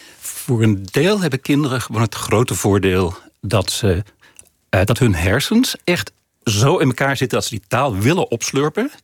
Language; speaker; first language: Dutch; native; Dutch